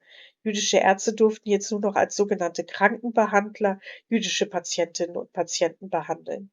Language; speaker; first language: German; native; German